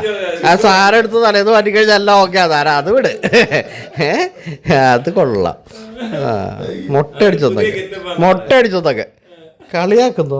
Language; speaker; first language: Malayalam; native; Malayalam